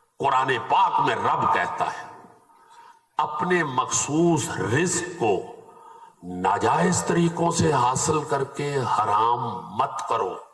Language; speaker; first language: Urdu; non-native, local second language; Punjabi